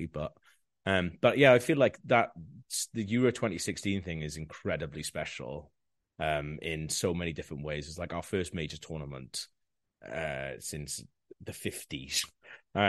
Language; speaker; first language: English; non-native, local second language; Welsh